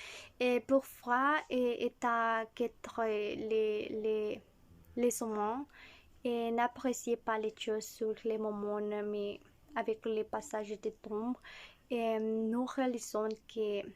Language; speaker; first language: French; non-native, learner; Spanish